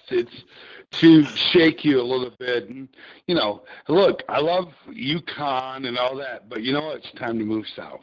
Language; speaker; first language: English; native; English